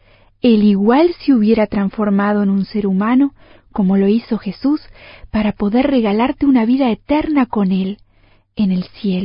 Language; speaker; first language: Spanish; native; Spanish